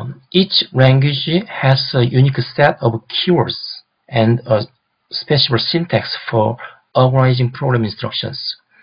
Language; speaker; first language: English; non-native, fluent; Korean